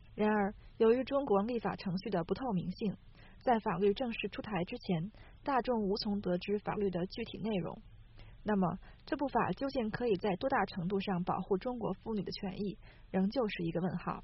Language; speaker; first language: Chinese; native; Chinese